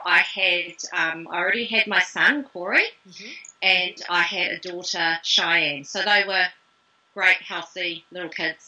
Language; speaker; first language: English; native; English